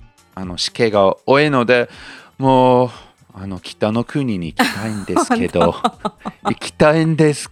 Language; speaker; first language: Japanese; non-native, fluent; English